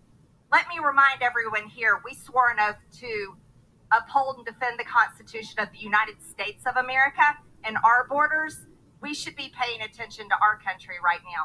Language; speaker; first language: English; native; English